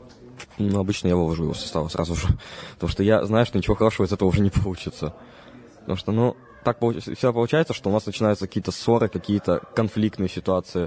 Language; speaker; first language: Russian; native; Russian